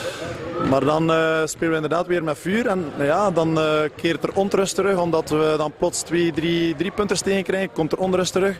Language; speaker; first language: Dutch; non-native, local second language; French